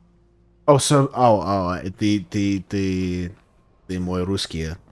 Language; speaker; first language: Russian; non-native, learner; English